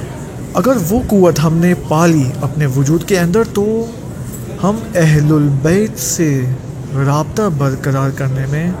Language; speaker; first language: Urdu; native; Urdu